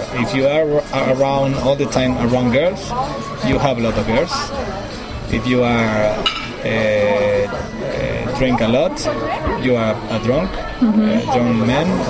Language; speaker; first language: English; non-native, learner; Spanish